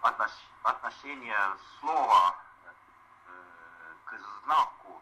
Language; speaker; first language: Russian; non-native, fluent; Estonian